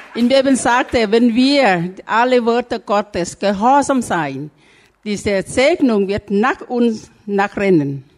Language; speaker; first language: German; non-native, learner; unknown